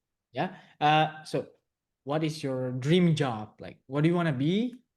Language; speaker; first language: English; non-native, fluent; Indonesian